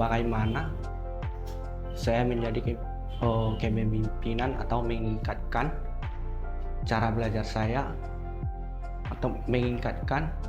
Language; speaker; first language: Indonesian; non-native, local second language; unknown